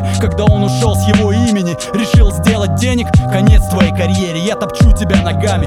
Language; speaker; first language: Russian; native; Russian